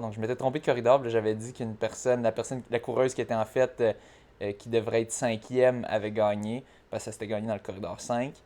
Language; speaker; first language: French; native; French